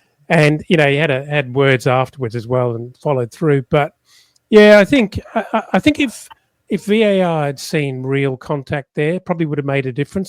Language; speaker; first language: English; native; English